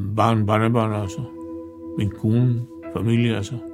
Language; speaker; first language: Danish; non-native, learner; Macedonian